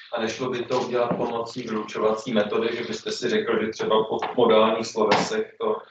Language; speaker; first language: Czech; native; Czech